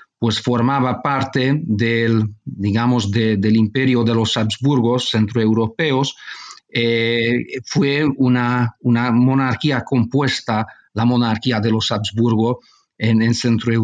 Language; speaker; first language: Spanish; non-native, fluent; Hungarian